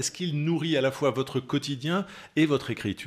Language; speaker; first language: French; native; French